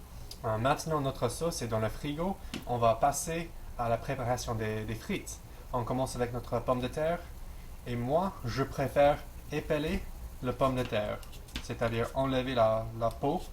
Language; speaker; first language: French; non-native, learner; English